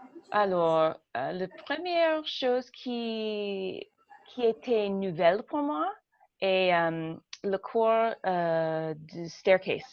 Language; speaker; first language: French; non-native, learner; English